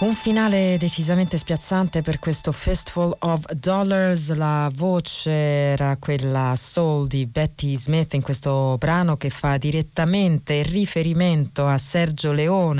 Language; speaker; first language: Italian; native; Italian